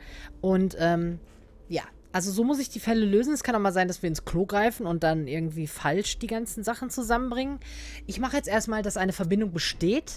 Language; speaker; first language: German; native; German